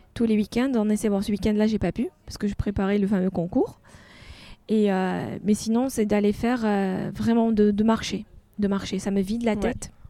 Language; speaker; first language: French; non-native, local second language; Arabic